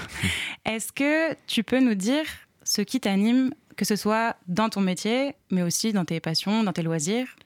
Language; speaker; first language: French; native; French